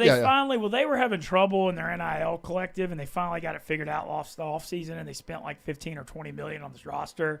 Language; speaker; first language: English; native; English